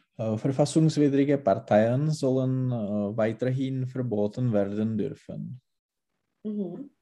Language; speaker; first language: German; non-native, learner; Czech